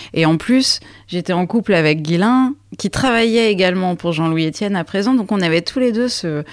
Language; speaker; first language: French; native; French